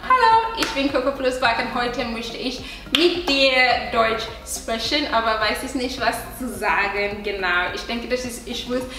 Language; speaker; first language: German; non-native, learner; English